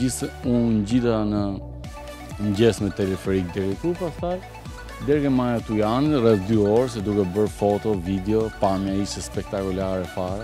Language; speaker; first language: Albanian; native; Albanian